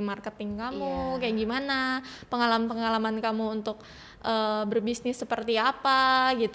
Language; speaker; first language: Indonesian; native; Indonesian